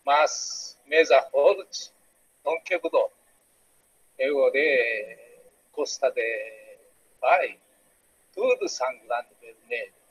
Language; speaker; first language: Portuguese; non-native, learner; Japanese